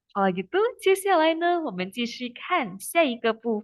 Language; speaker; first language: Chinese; non-native, fluent; Indonesian